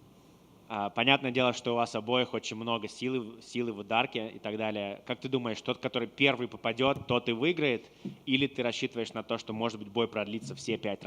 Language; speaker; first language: Russian; native; Russian